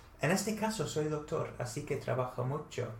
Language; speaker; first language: Spanish; non-native, fluent; English